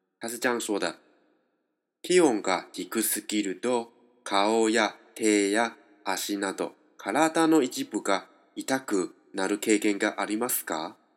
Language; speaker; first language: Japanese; non-native, fluent; Chinese